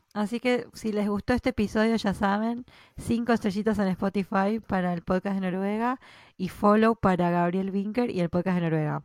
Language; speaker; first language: Spanish; native; Spanish